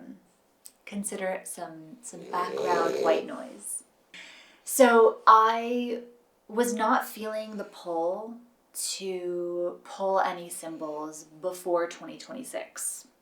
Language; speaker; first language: English; native; English